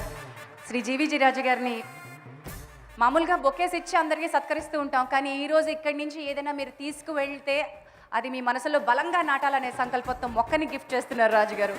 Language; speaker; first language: Telugu; native; Telugu